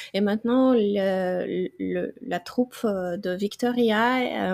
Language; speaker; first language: French; non-native, fluent; Ukrainian